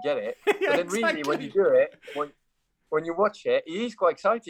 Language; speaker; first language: English; non-native, fluent; French